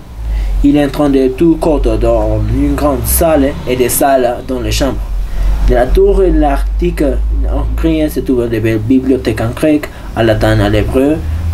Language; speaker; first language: French; non-native, learner; Spanish